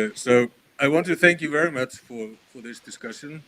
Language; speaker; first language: English; non-native, fluent; Icelandic